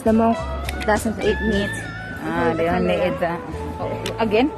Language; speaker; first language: English; non-native, local second language; Filipino